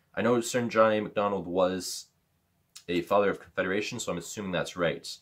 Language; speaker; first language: English; native; English